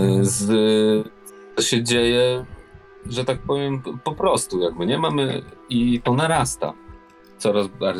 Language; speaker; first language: Polish; native; Polish